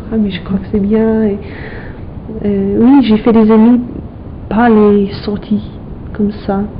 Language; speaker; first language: French; non-native, fluent; English